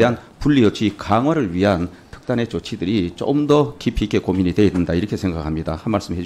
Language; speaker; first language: Korean; native; Korean